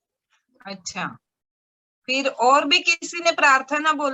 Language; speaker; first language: Hindi; native; Hindi